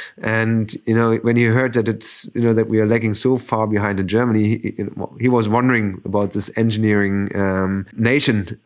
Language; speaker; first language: English; non-native, fluent; German